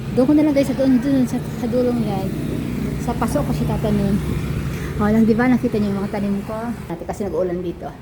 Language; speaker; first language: Filipino; non-native, local second language; Bikol